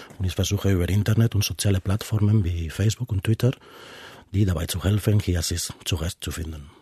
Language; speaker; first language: German; non-native, fluent; Spanish